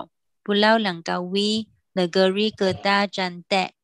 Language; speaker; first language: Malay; non-native, learner; Vietnamese